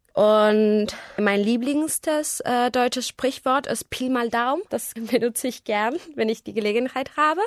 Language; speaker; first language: German; non-native, fluent; Spanish